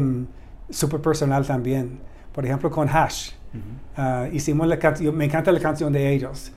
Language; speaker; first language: Spanish; non-native, learner; English